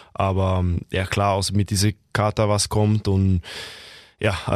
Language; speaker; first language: German; non-native, fluent; Norwegian